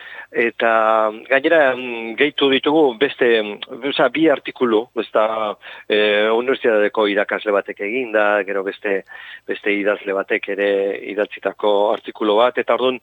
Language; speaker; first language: Basque; non-native, local second language; Spanish